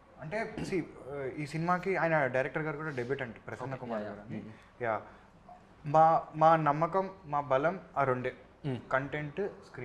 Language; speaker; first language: Telugu; native; Telugu